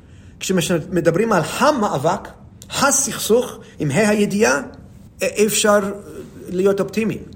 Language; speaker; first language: Hebrew; non-native, fluent; English